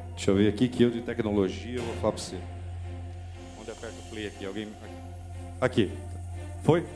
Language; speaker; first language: Portuguese; native; Portuguese